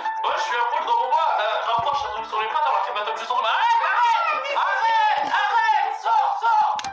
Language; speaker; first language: French; native; French